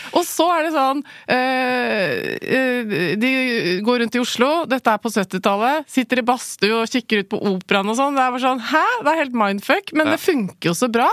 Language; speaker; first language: Norwegian; early bilingual, other home language; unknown